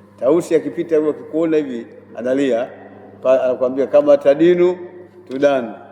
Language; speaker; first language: Swahili; native; Swahili